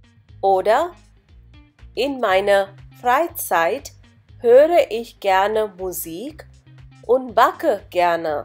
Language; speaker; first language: German; non-native, fluent; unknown